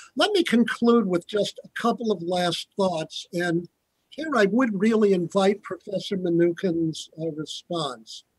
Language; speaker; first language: English; native; English